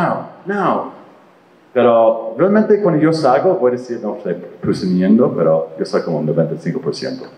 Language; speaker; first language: Spanish; non-native, fluent; English